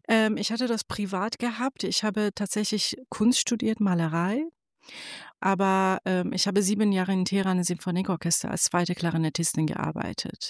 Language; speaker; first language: German; non-native, fluent; Persian